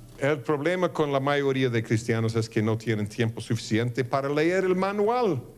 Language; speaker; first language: Spanish; non-native, fluent; English